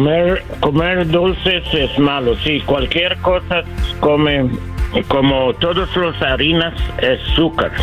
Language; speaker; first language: Spanish; non-native, learner; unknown